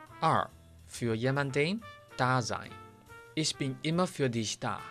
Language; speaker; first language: German; non-native, fluent; Chinese